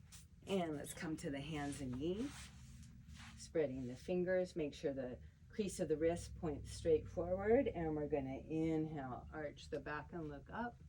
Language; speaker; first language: English; native; English